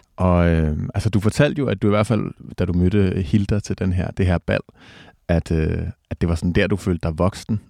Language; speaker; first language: Danish; native; Danish